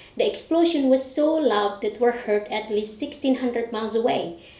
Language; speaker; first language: English; non-native, fluent; Indonesian